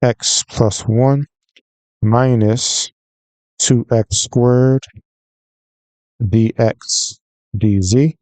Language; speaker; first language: English; native; English